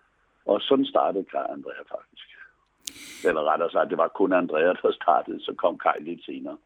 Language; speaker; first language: Danish; native; Danish